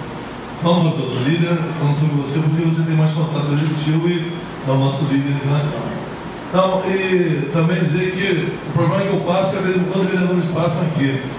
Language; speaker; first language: Portuguese; native; Portuguese